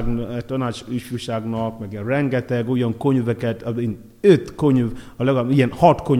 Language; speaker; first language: Hungarian; non-native, learner; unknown